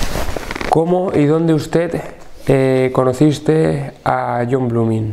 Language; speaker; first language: Spanish; non-native, fluent; Russian